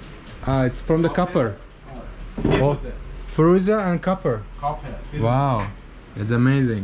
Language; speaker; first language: English; non-native, fluent; Azerbaijani